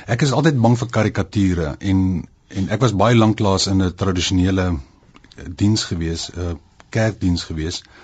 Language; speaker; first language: Afrikaans; native; Afrikaans